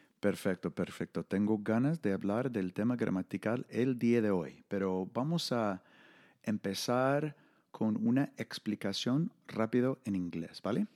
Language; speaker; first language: Spanish; non-native, fluent; English